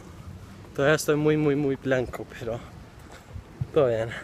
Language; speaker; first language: Spanish; early bilingual, other home language; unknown